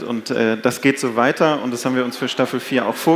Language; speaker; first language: German; native; German